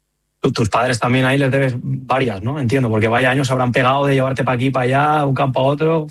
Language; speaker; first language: Spanish; native; Spanish